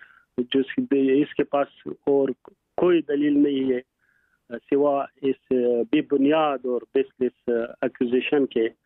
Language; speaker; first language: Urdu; non-native, fluent; Pashto